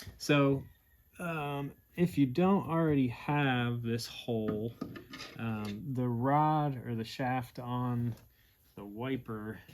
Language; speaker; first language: English; native; English